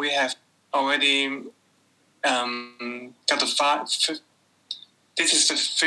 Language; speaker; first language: English; non-native, local second language; Cantonese